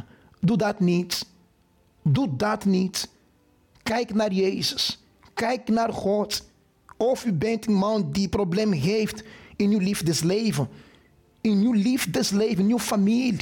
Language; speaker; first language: Dutch; non-native, fluent; Portuguese